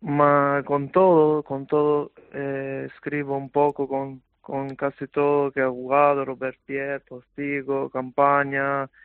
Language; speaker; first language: Spanish; non-native, fluent; Albanian